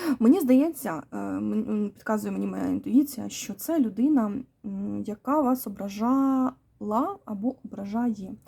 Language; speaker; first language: Ukrainian; non-native, local second language; Russian